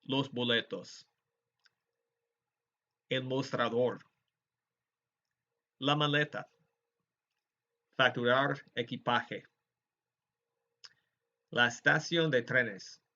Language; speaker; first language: Spanish; non-native, fluent; English